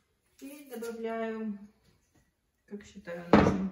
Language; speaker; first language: Russian; early bilingual, heritage; Russian